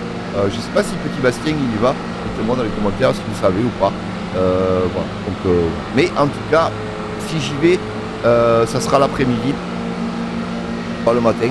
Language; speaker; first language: French; native; French